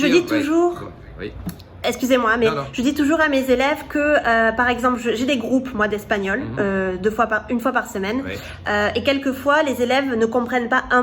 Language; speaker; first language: French; native; French